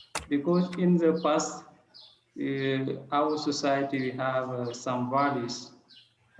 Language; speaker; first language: English; non-native, learner; French